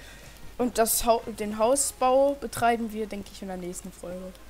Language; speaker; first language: German; native; German